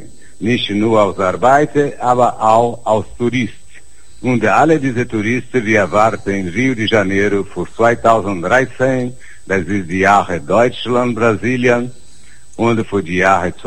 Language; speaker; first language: German; non-native, fluent; Portuguese